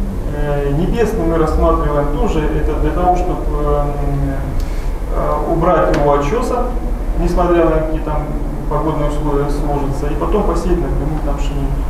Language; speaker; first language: Russian; native; Russian